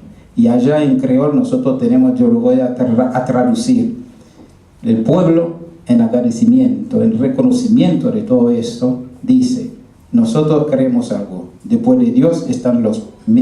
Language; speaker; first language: Spanish; non-native, fluent; Haitian Creole